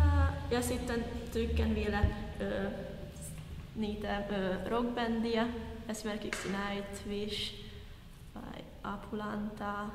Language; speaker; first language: Finnish; non-native, fluent; Hungarian